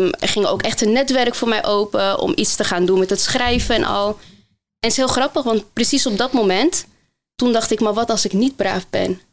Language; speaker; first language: Dutch; early bilingual, other home language; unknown